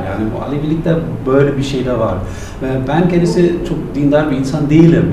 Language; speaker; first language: Turkish; non-native, fluent; German